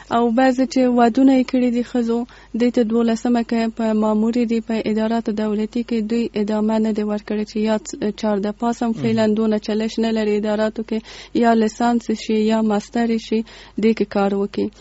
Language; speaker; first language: Pashto; non-native, local second language; Persian